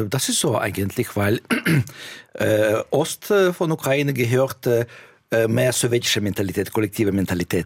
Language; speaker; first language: German; non-native, fluent; Russian